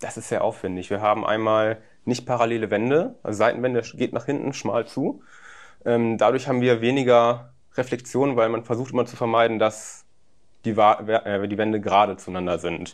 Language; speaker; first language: German; native; German